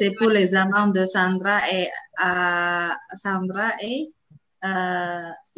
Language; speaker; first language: French; non-native, fluent; Indonesian